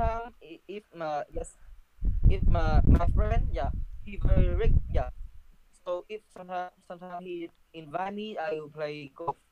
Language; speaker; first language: English; non-native, learner; Vietnamese